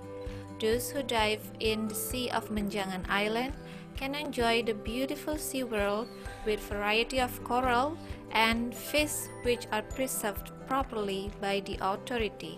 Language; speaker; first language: English; non-native, learner; Indonesian